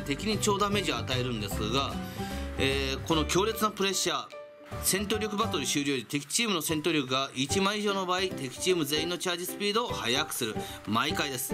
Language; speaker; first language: Japanese; native; Japanese